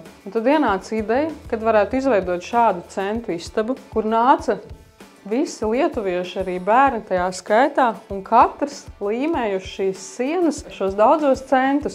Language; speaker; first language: Latvian; native; Latvian